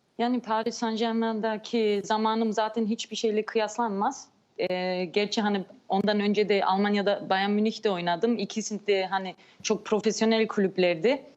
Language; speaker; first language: Turkish; early bilingual, heritage; Turkish